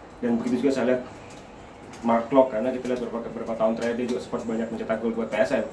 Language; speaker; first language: Indonesian; native; Indonesian